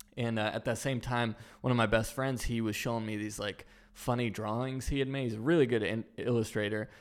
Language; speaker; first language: English; native; English